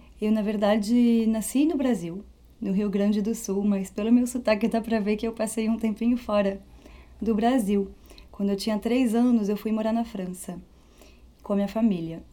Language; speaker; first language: Portuguese; early bilingual, heritage; Portuguese